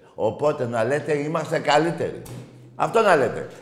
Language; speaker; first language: Greek; native; Greek